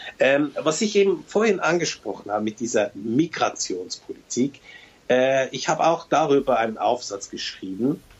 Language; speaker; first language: German; early bilingual, other home language; Turkish